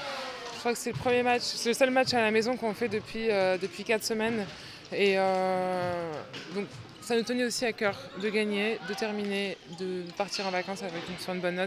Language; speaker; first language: French; native; French